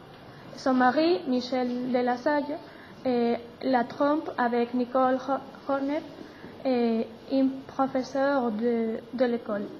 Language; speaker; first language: French; non-native, learner; Spanish